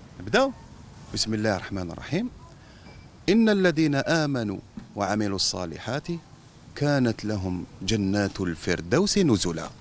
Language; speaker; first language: Arabic; native; Arabic